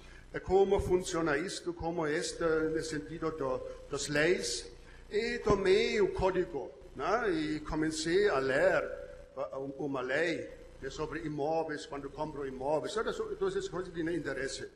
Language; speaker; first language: Portuguese; non-native, fluent; German